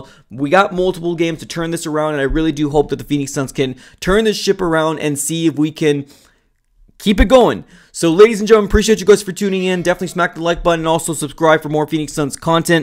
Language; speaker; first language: English; native; English